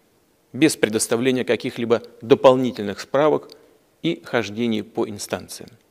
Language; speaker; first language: Russian; native; Russian